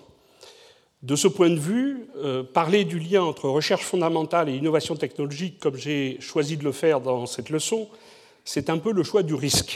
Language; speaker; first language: French; native; French